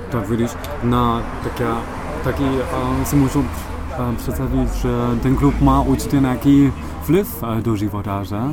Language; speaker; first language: Czech; non-native, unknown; German